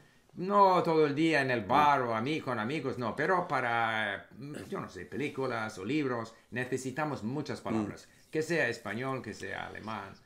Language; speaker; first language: Spanish; non-native, fluent; English